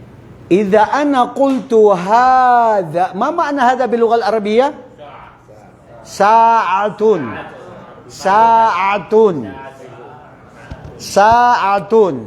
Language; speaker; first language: Arabic; non-native, fluent; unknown